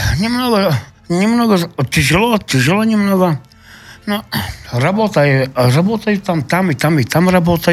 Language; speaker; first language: Russian; non-native, local second language; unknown